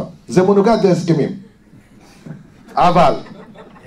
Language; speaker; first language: Hebrew; non-native, fluent; Arabic